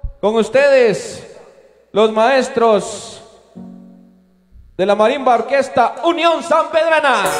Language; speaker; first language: Spanish; non-native, local second language; Kaqchikel